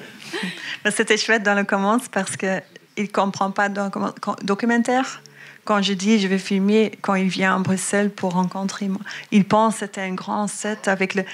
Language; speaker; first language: French; non-native, learner; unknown